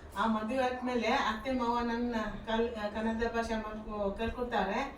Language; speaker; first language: Kannada; non-native, learner; Manipuri